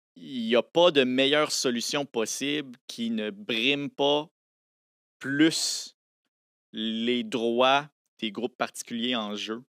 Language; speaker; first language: French; native; French